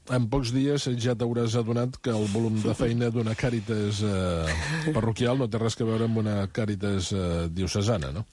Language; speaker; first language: Catalan; native; Catalan